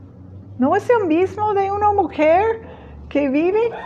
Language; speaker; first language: Spanish; non-native, fluent; English